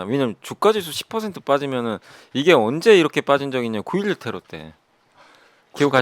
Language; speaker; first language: Korean; native; Korean